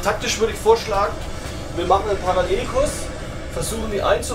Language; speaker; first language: German; native; German